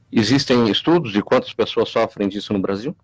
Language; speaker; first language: Portuguese; native; Portuguese